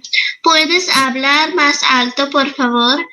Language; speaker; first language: Spanish; non-native, learner; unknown